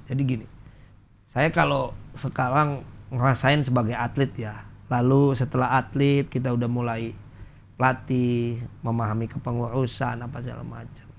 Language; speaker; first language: Indonesian; native; Indonesian